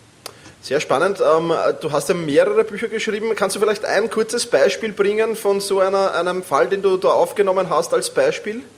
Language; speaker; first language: German; native; German